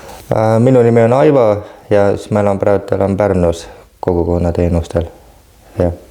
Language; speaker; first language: Estonian; native; Estonian